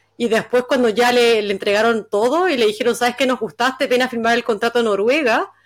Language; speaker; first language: Spanish; native; Spanish